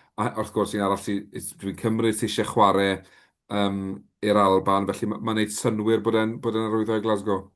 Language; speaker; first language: Welsh; native; Welsh